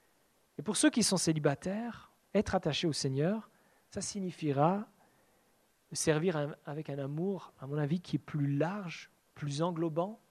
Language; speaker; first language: French; native; French